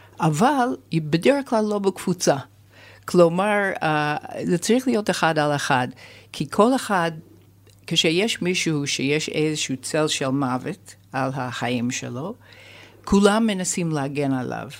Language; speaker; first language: Hebrew; non-native, fluent; English